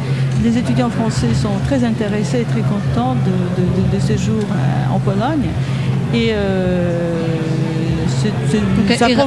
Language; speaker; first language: French; non-native, fluent; Polish